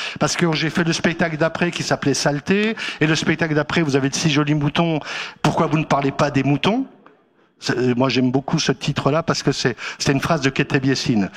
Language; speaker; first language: French; non-native, local second language; Arabic